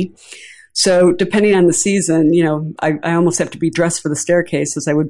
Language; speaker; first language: English; native; English